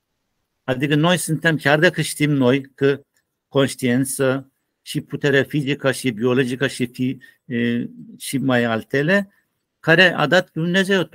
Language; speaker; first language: Romanian; non-native, learner; Turkish